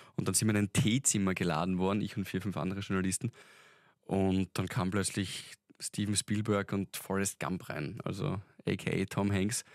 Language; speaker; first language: German; native; German